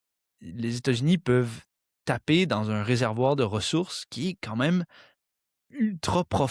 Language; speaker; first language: French; native; French